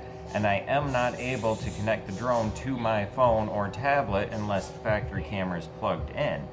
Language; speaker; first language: English; native; English